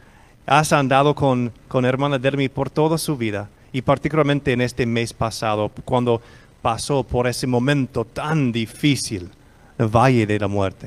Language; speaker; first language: Spanish; non-native, fluent; English